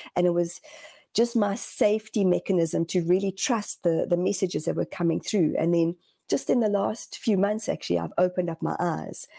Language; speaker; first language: English; native; English